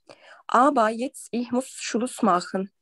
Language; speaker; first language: German; non-native, learner; Turkish